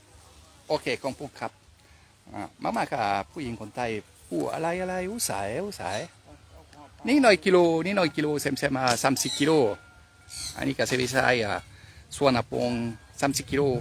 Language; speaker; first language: Thai; non-native, learner; French